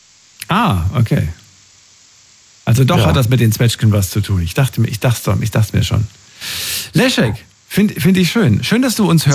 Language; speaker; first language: German; native; German